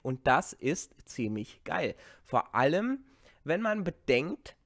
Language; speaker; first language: German; native; German